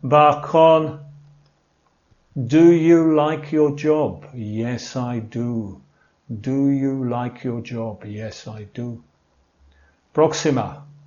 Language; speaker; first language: English; native; English